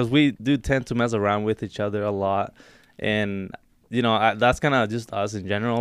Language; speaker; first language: English; non-native, fluent; Spanish